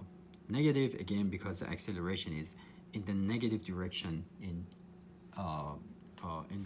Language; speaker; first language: English; non-native, fluent; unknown